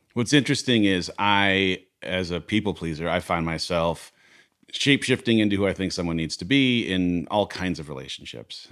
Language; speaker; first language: English; native; English